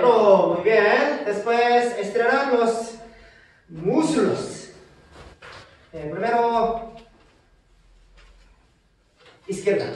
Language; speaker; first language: Spanish; non-native, learner; Korean